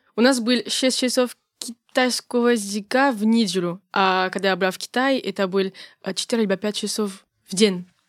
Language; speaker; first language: Russian; non-native, fluent; French